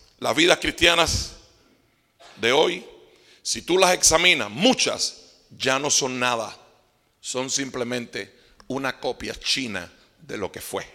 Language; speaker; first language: Spanish; native; Spanish